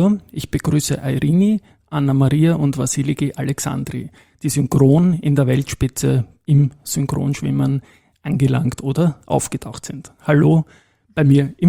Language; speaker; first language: German; native; German